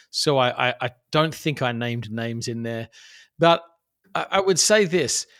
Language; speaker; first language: English; native; English